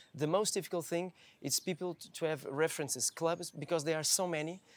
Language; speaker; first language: English; non-native, fluent; Portuguese